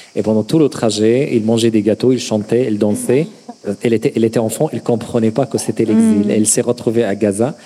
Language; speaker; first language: French; non-native, fluent; Arabic